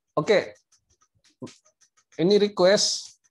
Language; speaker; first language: English; non-native, local second language; Malay